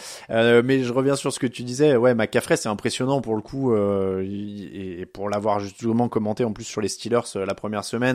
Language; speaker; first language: French; native; French